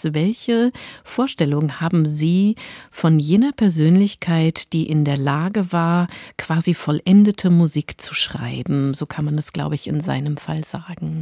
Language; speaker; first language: German; native; German